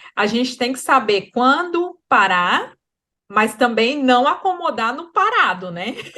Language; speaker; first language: Portuguese; native; Portuguese